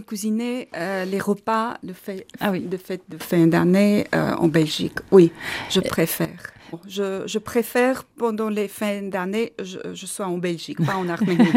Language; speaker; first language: French; non-native, learner; Armenian